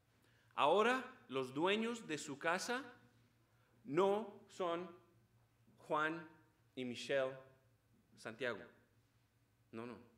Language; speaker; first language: Spanish; early bilingual, heritage; Spanish